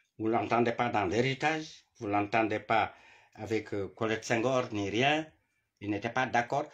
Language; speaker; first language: French; non-native, local second language; Wolof